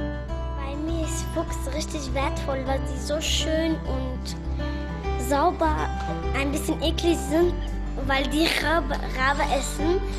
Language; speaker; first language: German; non-native, learner; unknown